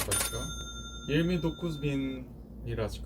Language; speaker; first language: Turkish; non-native, learner; Korean